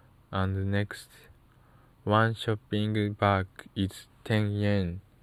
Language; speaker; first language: English; non-native, learner; Japanese